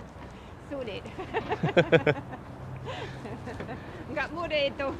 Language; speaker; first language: Indonesian; non-native, fluent; English